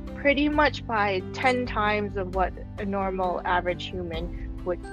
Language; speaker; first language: English; non-native, local second language; Cantonese